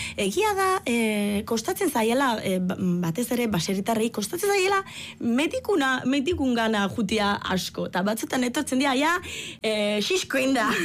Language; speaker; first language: Basque; non-native, fluent; Italian